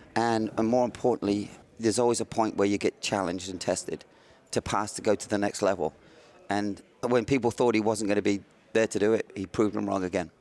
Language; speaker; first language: English; native; English